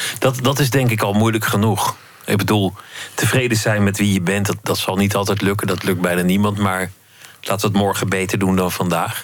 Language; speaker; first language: Dutch; native; Dutch